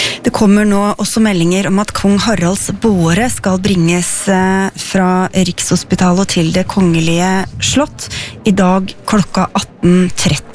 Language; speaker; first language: Norwegian; native; Norwegian